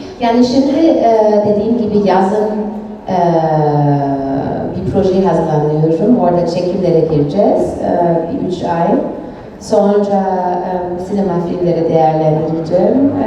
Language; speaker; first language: Turkish; early bilingual, heritage; Turkish